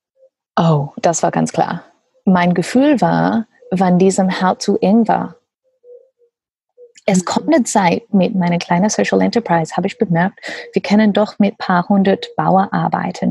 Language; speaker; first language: German; non-native, learner; English